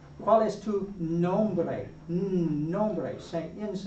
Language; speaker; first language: Spanish; non-native, fluent; English